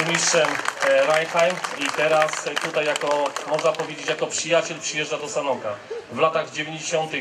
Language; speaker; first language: Polish; native; Polish